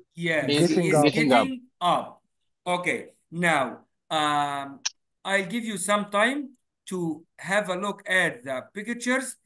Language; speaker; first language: English; non-native, fluent; Arabic